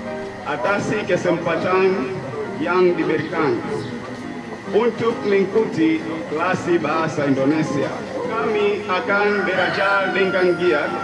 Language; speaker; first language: Indonesian; non-native, learner; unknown